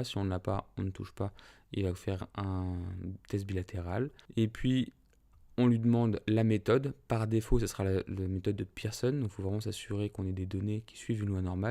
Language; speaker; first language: French; native; French